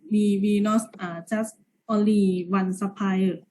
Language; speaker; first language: English; non-native, learner; Lao